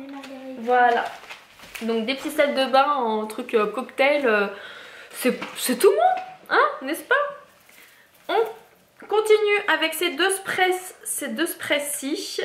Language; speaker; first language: French; native; French